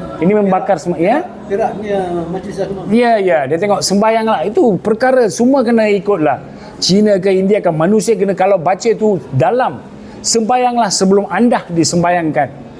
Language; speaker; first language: Malay; non-native, local second language; Tamil